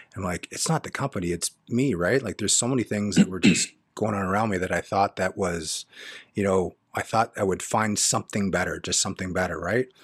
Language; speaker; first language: English; native; English